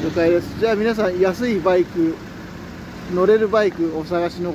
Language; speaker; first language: Japanese; native; Japanese